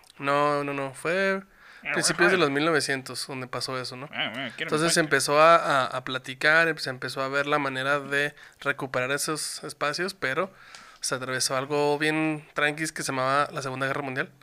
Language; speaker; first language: Spanish; native; Spanish